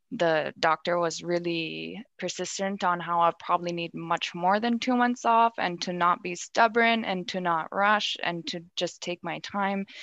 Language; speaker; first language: English; native; English